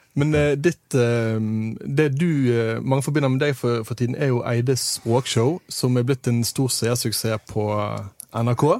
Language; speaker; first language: Norwegian; native; Norwegian